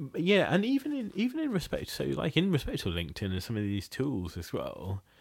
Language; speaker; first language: English; early bilingual, other home language; Bangla